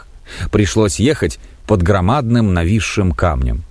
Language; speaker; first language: Russian; native; Russian